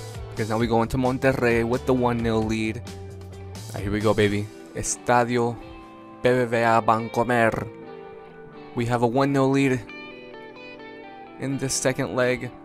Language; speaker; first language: English; early bilingual, other home language; Spanish